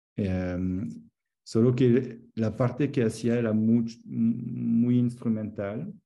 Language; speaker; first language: Spanish; non-native, fluent; French